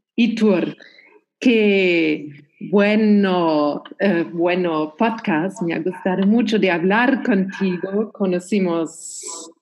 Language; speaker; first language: Spanish; non-native, learner; German